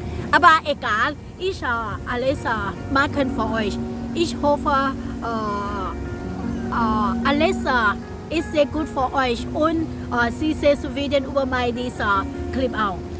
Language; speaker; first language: German; non-native, learner; Thai